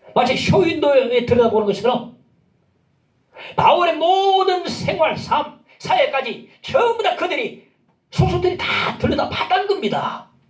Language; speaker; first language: Korean; native; Korean